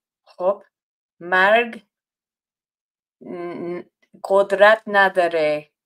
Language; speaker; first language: Persian; non-native, fluent; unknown